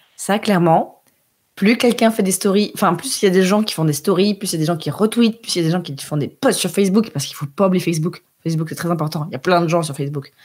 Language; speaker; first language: French; early bilingual, heritage; French